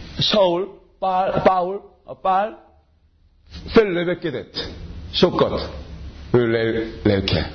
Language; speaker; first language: Hungarian; non-native, learner; Korean